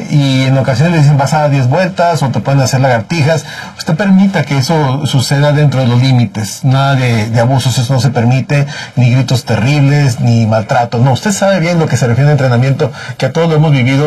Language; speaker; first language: Spanish; native; Spanish